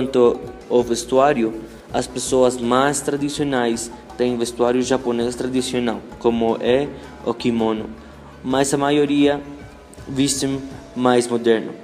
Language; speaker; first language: Portuguese; non-native, learner; Spanish